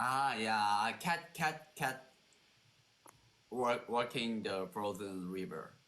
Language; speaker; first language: English; non-native, learner; Korean